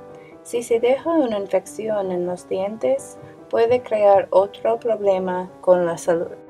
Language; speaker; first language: Spanish; non-native, learner; English